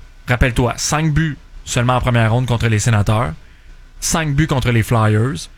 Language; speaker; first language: French; native; French